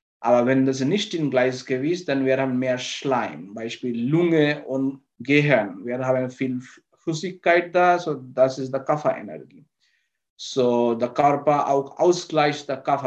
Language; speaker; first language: German; non-native, learner; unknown